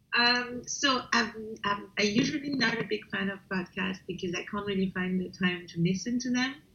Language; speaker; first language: English; non-native, fluent; French